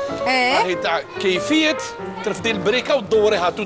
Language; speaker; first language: Arabic; native; Arabic